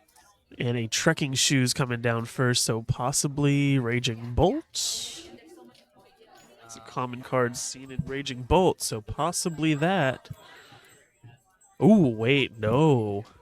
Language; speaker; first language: English; native; English